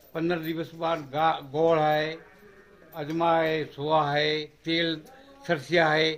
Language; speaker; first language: Hindi; non-native, local second language; Gujarati